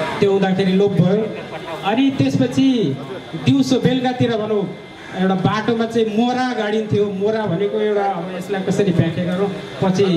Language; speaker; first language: Nepali; non-native, local second language; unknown